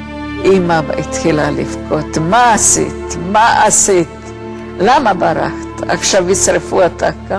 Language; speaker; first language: Hebrew; non-native, fluent; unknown